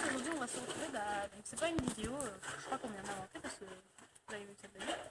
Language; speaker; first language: French; native; French